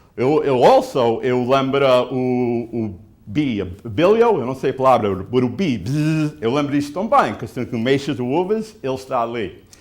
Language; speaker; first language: Portuguese; early bilingual, heritage; Portuguese